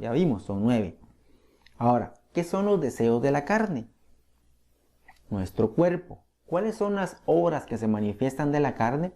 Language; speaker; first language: Spanish; native; Spanish